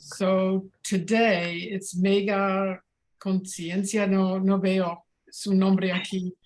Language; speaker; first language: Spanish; non-native, learner; English